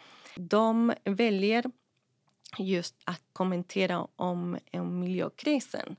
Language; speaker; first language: Swedish; non-native, fluent; Spanish